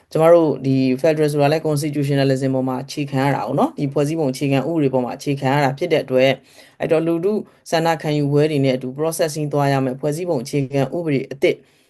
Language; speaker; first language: Burmese; native; Burmese